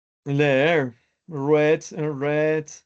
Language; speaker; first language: English; non-native, learner; Spanish